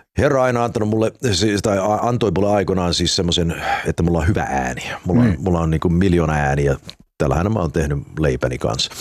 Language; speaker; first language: Finnish; early bilingual, heritage; Finnish